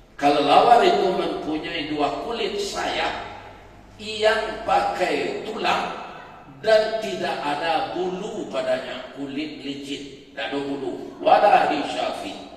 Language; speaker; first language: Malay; non-native, local second language; Minangkabau